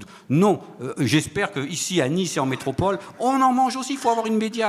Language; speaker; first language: French; native; French